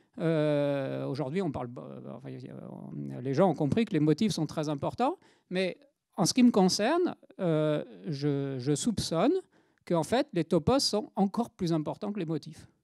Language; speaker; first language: French; native; French